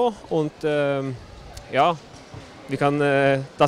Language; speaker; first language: German; non-native, learner; Norwegian